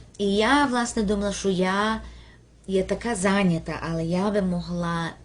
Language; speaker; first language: Ukrainian; early bilingual, heritage; Ukrainian